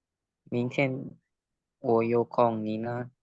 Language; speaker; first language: Chinese; non-native, learner; Indonesian